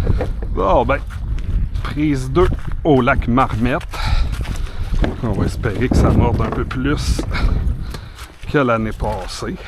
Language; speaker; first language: French; native; French